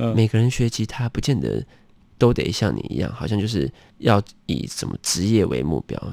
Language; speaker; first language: Chinese; native; Chinese